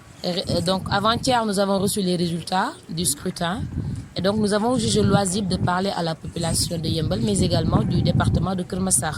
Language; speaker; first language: French; non-native, local second language; Wolof